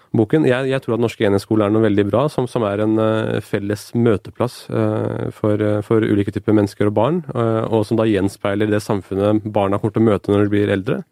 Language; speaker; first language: Norwegian; early bilingual, other home language; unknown